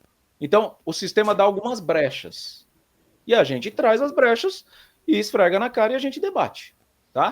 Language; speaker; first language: Portuguese; native; Portuguese